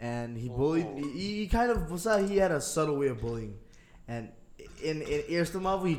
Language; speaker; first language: English; non-native, fluent; Papiamento